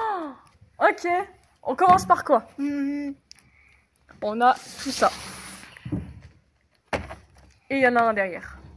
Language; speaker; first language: French; native; French